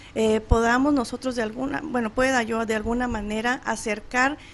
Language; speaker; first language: Spanish; native; Spanish